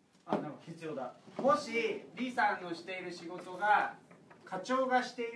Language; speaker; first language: Japanese; native; Japanese